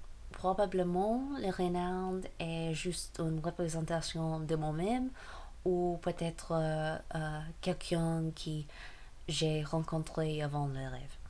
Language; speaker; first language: French; non-native, learner; English